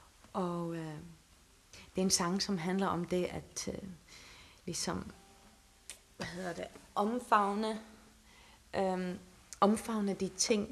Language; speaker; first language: Danish; non-native, local second language; Faroese